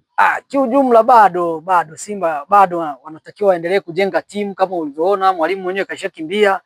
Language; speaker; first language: Swahili; native; Swahili